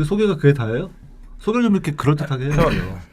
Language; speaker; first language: Korean; native; Korean